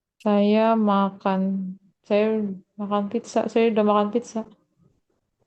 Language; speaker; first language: Indonesian; native; Indonesian